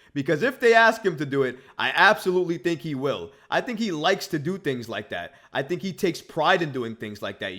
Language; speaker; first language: English; native; English